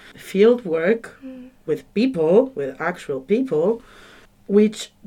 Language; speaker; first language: English; non-native, fluent; Spanish